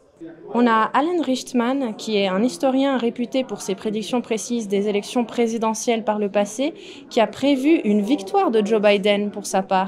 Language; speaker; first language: French; native; French